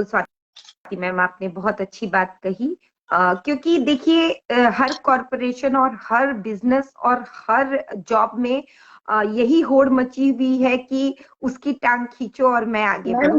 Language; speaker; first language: Hindi; native; Hindi